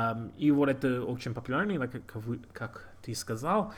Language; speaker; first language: Russian; non-native, learner; English